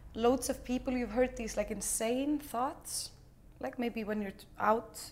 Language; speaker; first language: English; non-native, fluent; Icelandic